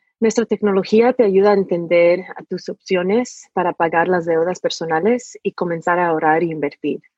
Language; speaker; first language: Spanish; early bilingual, heritage; Spanish